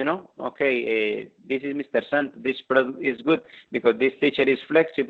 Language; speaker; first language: English; non-native, fluent; Spanish